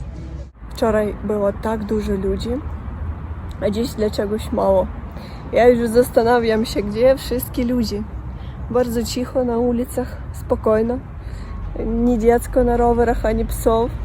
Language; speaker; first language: Polish; non-native, learner; Russian